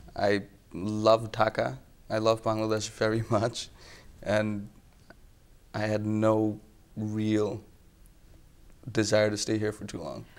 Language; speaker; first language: English; non-native, local second language; Bangla